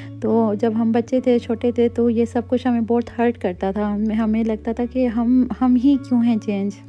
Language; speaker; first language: Urdu; native; Urdu